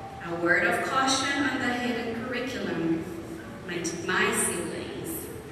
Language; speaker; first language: English; non-native, local second language; Spanish